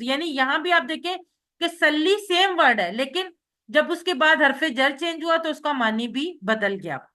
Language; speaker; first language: Urdu; native; Urdu